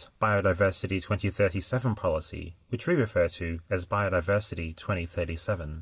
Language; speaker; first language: English; native; English